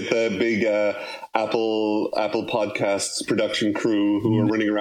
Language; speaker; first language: English; native; English